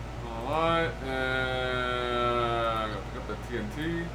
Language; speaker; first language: English; native; English